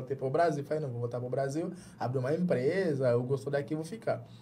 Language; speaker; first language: Portuguese; non-native, fluent; English